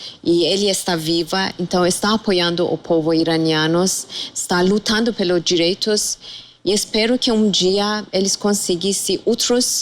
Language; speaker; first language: Portuguese; non-native, fluent; Persian